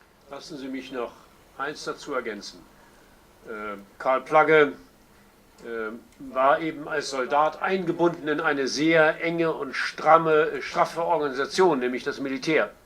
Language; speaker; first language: German; native; German